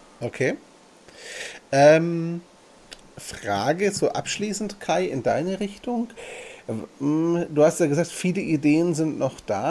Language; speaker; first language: German; native; German